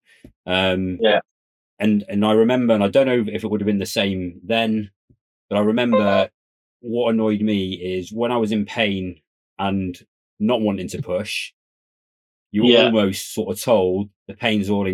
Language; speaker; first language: English; native; English